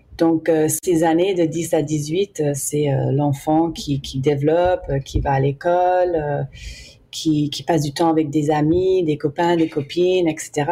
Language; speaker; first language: French; early bilingual, heritage; English